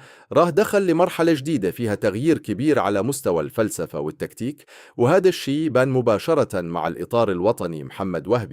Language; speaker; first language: Arabic; native; Arabic